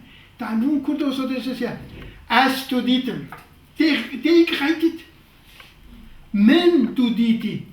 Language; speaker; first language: Danish; non-native, fluent; Kurdish